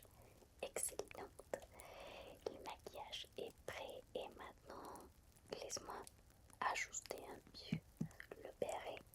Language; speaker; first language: French; non-native, fluent; Spanish